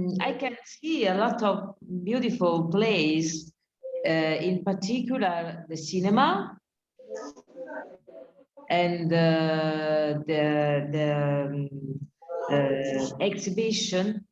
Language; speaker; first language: English; non-native, learner; Italian